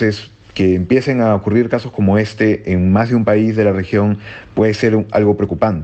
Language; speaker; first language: Spanish; native; Spanish